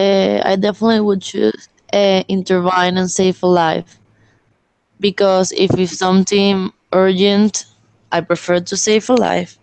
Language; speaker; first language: English; non-native, learner; Spanish